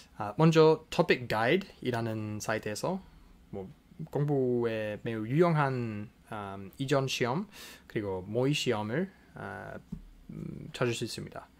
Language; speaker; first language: Korean; non-native, fluent; English